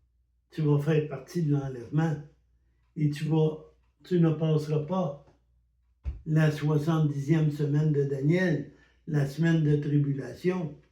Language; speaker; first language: French; native; French